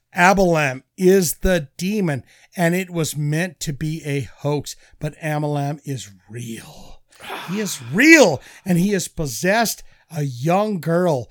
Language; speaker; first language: English; native; English